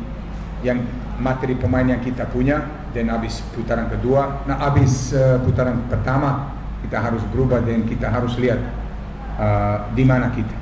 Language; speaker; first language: Indonesian; non-native, fluent; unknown